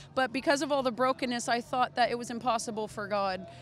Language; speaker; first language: English; native; English